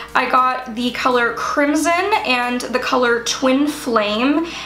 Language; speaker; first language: English; native; English